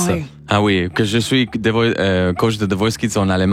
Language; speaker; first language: French; non-native, learner; Spanish